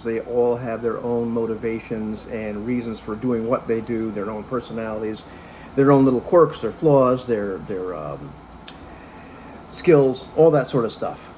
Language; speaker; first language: English; native; English